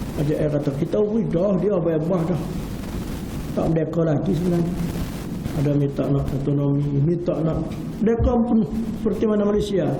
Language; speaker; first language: Malay; early bilingual, heritage; Malay